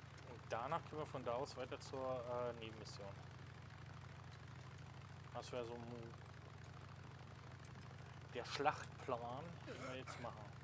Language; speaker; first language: German; native; German